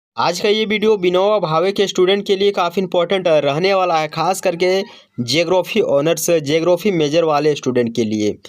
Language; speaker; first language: Hindi; native; Hindi